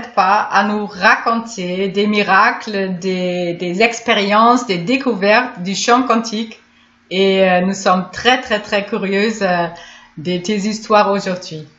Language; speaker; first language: French; non-native, fluent; German